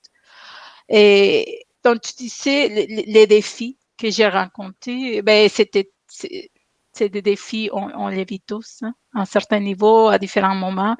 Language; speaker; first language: French; non-native, fluent; Spanish